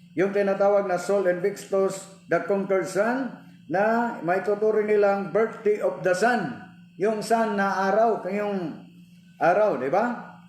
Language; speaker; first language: Filipino; non-native, local second language; Cebuano